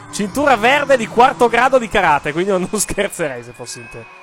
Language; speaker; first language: Italian; native; Italian